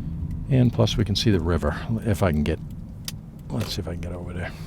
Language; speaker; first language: English; native; English